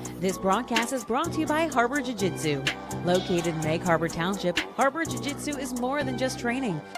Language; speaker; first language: English; native; English